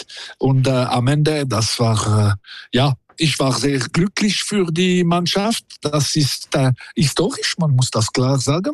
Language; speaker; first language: German; non-native, local second language; French